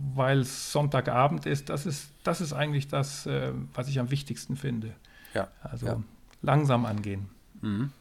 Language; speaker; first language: German; non-native, fluent; Swedish